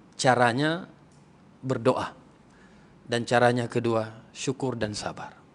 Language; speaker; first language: Malay; non-native, local second language; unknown